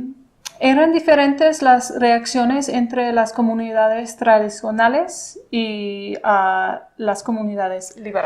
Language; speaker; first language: Spanish; non-native, fluent; English